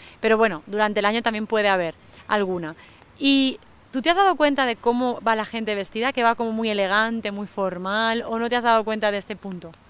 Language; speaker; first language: Spanish; native; Spanish